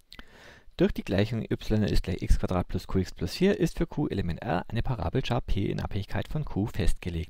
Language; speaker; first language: German; native; German